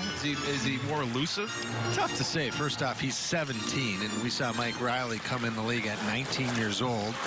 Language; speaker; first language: English; native; English